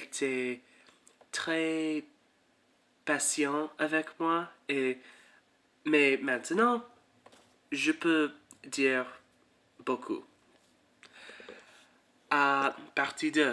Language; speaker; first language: French; non-native, learner; English